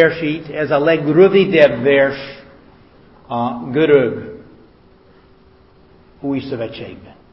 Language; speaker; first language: Hungarian; non-native, fluent; English